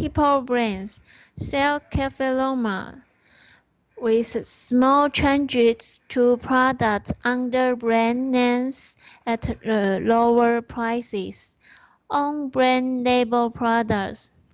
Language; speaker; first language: English; non-native, learner; Chinese